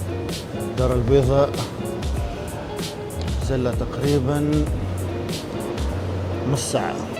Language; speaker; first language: Arabic; native; Arabic